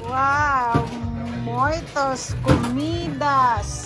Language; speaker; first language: Portuguese; non-native, learner; Filipino